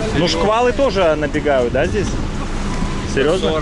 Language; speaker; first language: Russian; native; Russian